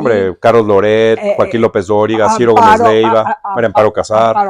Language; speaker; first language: Spanish; native; Spanish